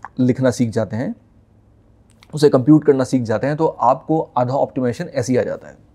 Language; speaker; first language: Hindi; native; Hindi